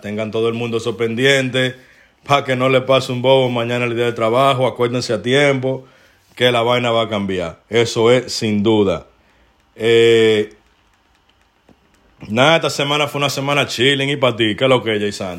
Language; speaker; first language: Spanish; early bilingual, heritage; Spanish